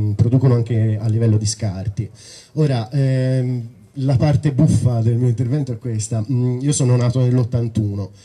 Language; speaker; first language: Italian; native; Italian